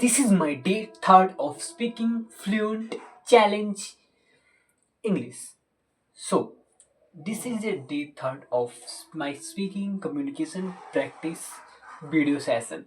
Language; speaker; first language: English; non-native, local second language; Hindi